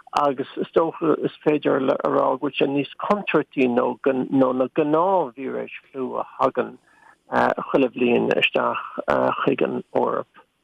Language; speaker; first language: Irish; native; Irish